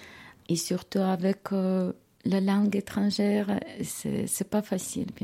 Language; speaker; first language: French; non-native, learner; Ukrainian